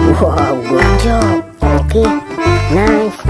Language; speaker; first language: English; non-native, learner; Indonesian